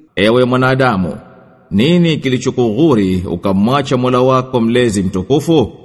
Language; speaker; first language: Swahili; native; Swahili